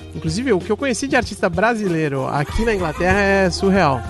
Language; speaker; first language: Portuguese; native; Portuguese